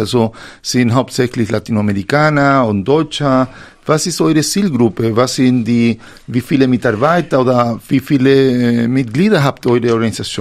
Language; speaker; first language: German; non-native, fluent; Spanish